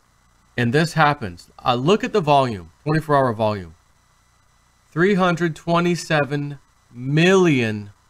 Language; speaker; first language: English; native; English